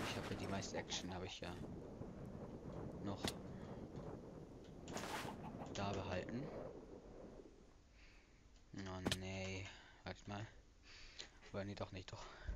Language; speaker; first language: German; native; German